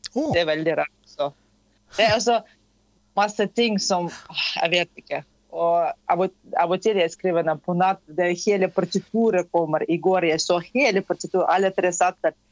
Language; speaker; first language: Norwegian; non-native, fluent; Tatar